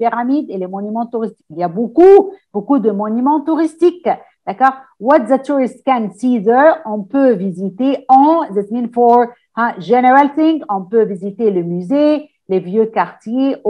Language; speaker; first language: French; non-native, fluent; Arabic